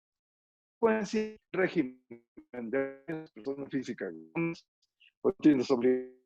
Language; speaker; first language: Spanish; native; Spanish